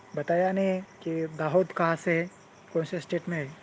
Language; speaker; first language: Hindi; non-native, local second language; Marathi